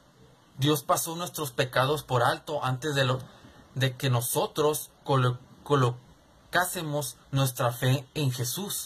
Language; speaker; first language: Spanish; native; Spanish